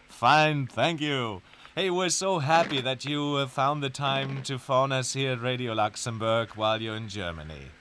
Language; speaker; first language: English; non-native, fluent; German